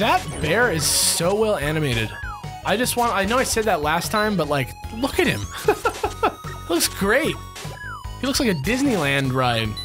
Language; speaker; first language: English; native; English